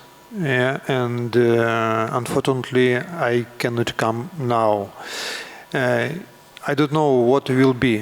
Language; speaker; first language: English; non-native, learner; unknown